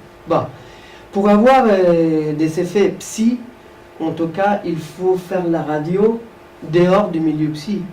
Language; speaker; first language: French; non-native, fluent; Spanish